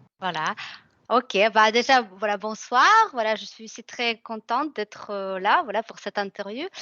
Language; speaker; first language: French; non-native, fluent; Russian